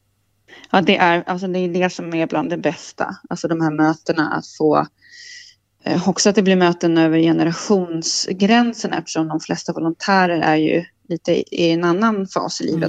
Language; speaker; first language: Swedish; native; Swedish